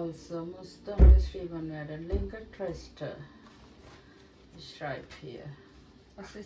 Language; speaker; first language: German; non-native, learner; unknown